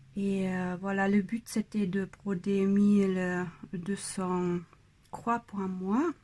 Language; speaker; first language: French; non-native, fluent; German